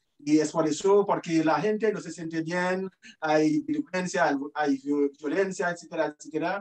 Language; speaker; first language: Spanish; non-native, fluent; Haitian Creole